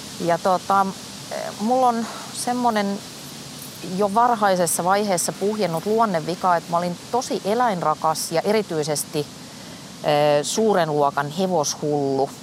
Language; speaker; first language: Finnish; native; Finnish